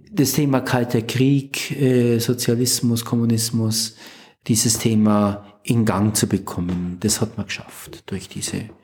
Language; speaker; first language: German; native; German